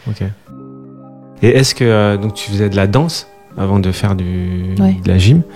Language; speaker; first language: French; native; French